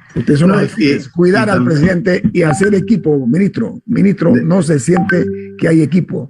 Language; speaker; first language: Spanish; native; Spanish